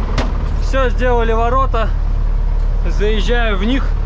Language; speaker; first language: Russian; native; Russian